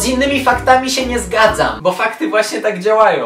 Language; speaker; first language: Polish; native; Polish